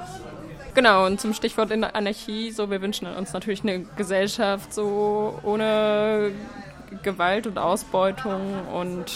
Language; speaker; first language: German; native; German